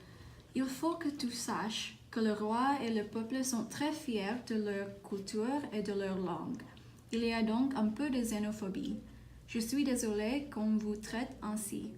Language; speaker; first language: French; non-native, learner; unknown